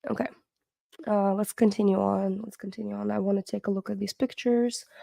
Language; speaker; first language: English; non-native, fluent; Russian